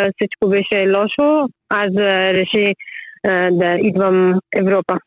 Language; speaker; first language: Bulgarian; non-native, learner; Persian